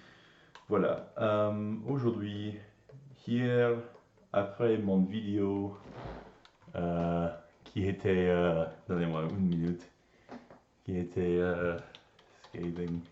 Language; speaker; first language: French; non-native, learner; English